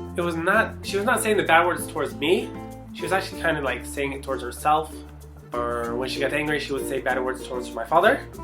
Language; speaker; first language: English; native; English